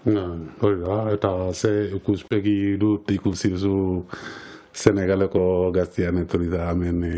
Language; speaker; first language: Basque; non-native, learner; Wolof